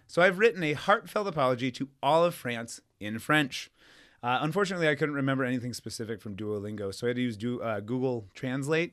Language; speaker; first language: English; native; English